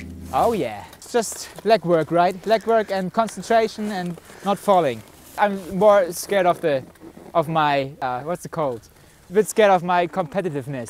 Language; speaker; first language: English; non-native, fluent; German